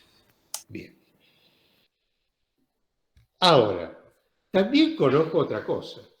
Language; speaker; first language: Spanish; native; Spanish